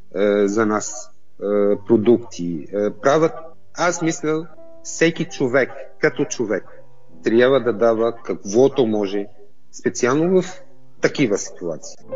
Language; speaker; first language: Bulgarian; non-native, fluent; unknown